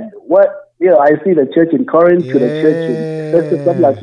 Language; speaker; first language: English; non-native, local second language; Zulu